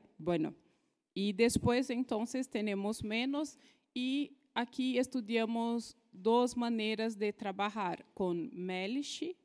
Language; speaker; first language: Spanish; non-native, fluent; Portuguese